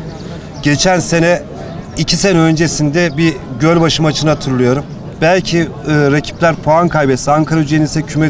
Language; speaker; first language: Turkish; native; Turkish